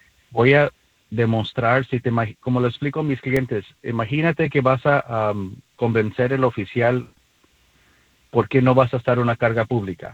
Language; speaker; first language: Spanish; early bilingual, heritage; Spanish